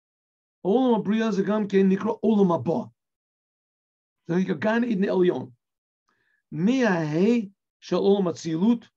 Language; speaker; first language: Hebrew; non-native, fluent; English